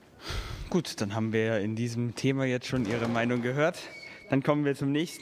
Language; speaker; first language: German; native; German